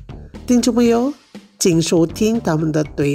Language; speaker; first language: Chinese; non-native, fluent; Indonesian